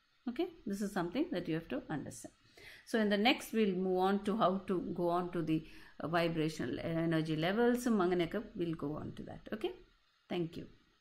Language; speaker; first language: English; non-native, local second language; Malayalam